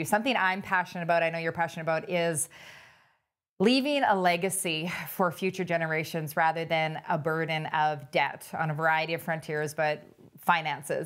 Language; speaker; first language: English; native; English